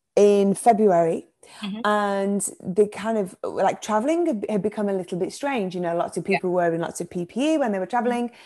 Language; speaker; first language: English; native; English